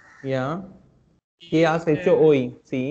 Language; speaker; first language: Spanish; non-native, fluent; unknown